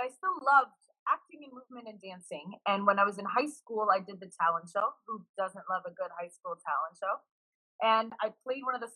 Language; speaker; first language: English; native; English